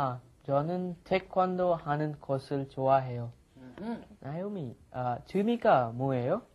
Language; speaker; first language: Korean; non-native, learner; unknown